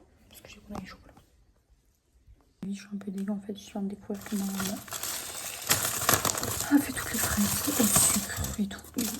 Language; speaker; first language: French; native; French